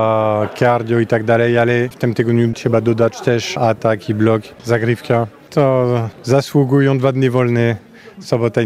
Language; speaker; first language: Polish; non-native, fluent; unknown